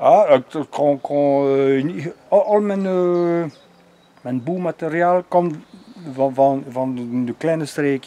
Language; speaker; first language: Dutch; non-native, local second language; French